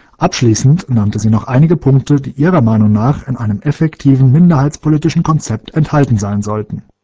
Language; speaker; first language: German; native; German